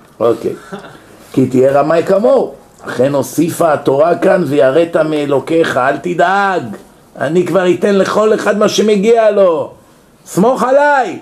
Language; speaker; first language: Hebrew; native; Hebrew